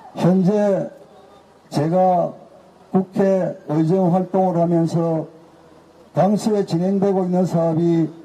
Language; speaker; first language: Korean; native; Korean